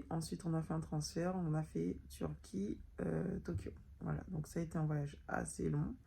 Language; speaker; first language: French; native; French